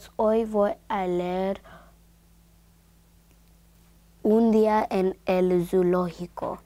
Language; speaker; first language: Spanish; non-native, learner; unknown